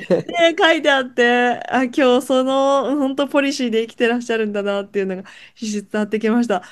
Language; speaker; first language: Japanese; native; Japanese